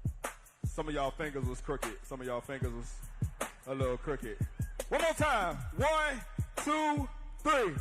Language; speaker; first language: English; native; English